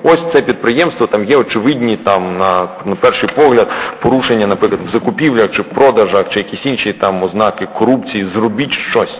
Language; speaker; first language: Ukrainian; native; Ukrainian